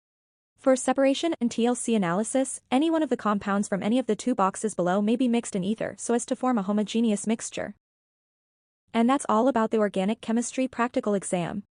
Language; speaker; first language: English; non-native, local second language; Malayalam